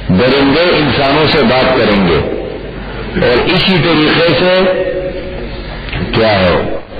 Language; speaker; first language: Urdu; non-native, local second language; Pashto